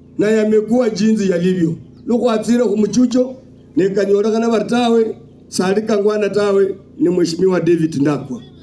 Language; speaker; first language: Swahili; non-native, local second language; Luyia